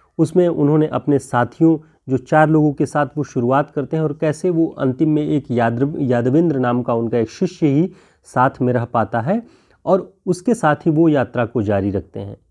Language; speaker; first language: Hindi; native; Hindi